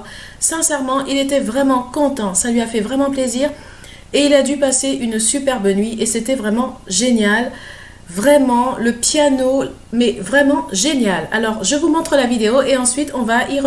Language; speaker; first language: French; native; French